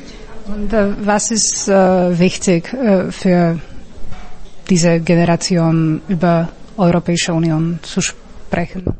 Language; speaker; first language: German; non-native, learner; Slovak